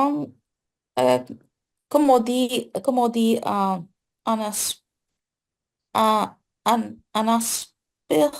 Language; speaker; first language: French; non-native, learner; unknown